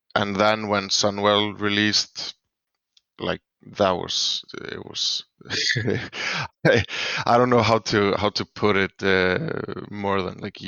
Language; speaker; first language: English; non-native, fluent; Swedish